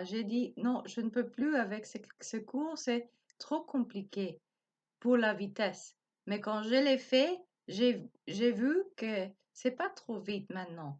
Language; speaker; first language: French; non-native, learner; Spanish